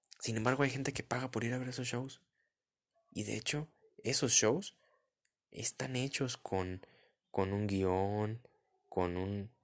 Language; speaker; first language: Spanish; early bilingual, heritage; Spanish